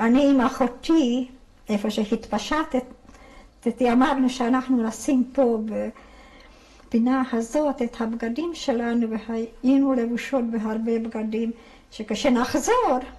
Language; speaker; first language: Hebrew; non-native, fluent; Hungarian